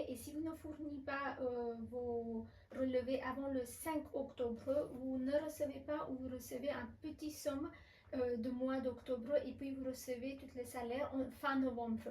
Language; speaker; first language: French; non-native, fluent; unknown